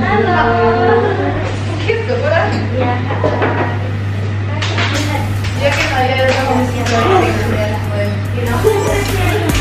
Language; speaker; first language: German; non-native, learner; Indonesian